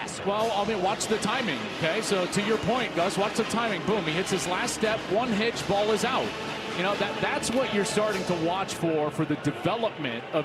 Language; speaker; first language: English; native; English